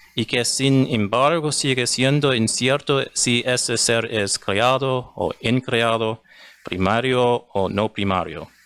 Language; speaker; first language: Spanish; non-native, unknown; English